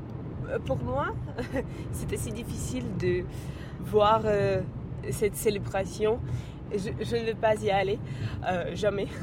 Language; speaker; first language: French; non-native, fluent; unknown